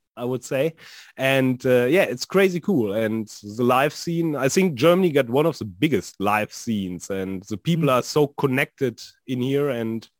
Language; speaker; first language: English; non-native, fluent; German